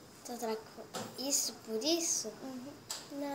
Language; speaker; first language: Portuguese; native; Portuguese